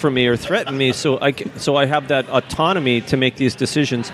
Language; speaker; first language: English; native; English